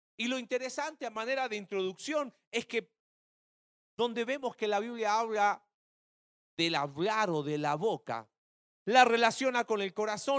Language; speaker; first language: Spanish; native; Spanish